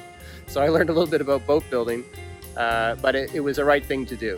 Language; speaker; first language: English; native; English